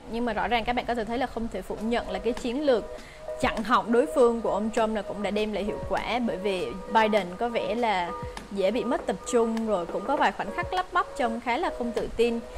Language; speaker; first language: Vietnamese; native; Vietnamese